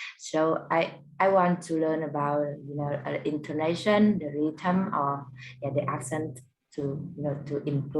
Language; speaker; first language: English; non-native, learner; Vietnamese